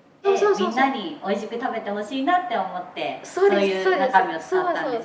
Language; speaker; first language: Japanese; native; Japanese